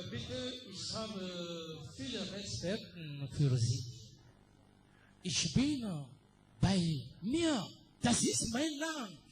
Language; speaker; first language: German; non-native, learner; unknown